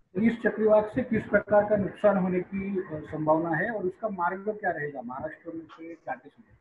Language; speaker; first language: Hindi; non-native, local second language; Marathi